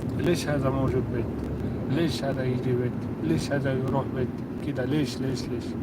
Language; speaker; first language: Arabic; non-native, learner; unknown